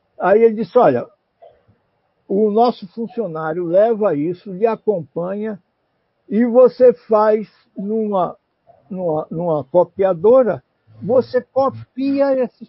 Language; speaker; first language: Portuguese; native; Portuguese